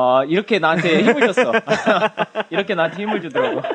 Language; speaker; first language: Korean; native; Korean